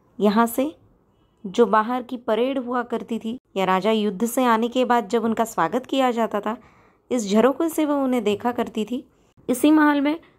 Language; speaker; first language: Hindi; non-native, local second language; Marathi